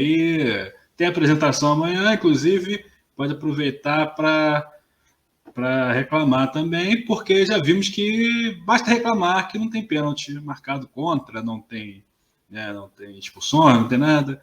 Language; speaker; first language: Portuguese; native; Portuguese